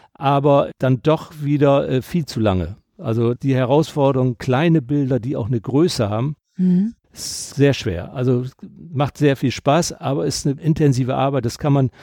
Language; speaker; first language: German; native; German